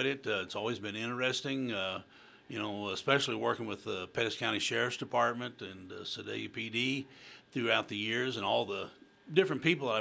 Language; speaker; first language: English; native; English